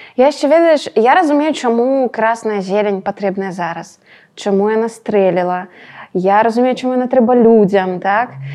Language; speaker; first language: Belarusian; native; Belarusian